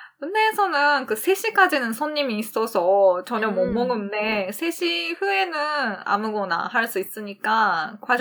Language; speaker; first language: Korean; non-native, fluent; Japanese